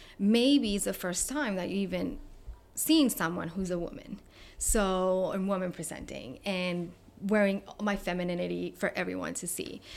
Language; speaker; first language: English; non-native, fluent; Spanish